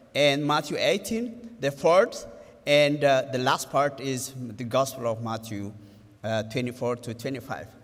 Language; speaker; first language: English; non-native, local second language; Amharic